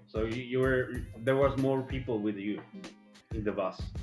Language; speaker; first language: English; non-native, fluent; Spanish